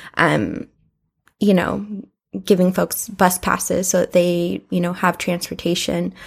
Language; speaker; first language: English; native; English